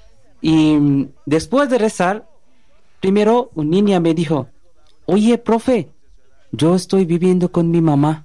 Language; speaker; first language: Spanish; non-native, learner; Bangla